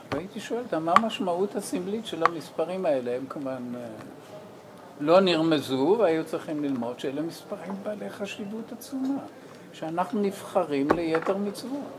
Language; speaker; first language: Hebrew; non-native, fluent; English